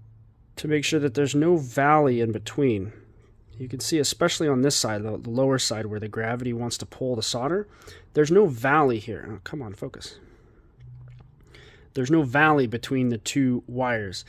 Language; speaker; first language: English; native; English